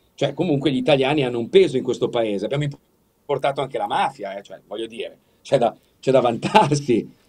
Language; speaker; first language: Italian; early bilingual, heritage; Italian